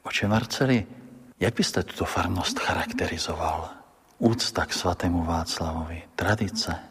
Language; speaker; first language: Czech; native; Czech